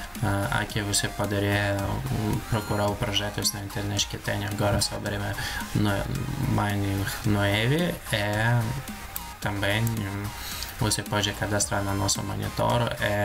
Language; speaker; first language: Portuguese; non-native, learner; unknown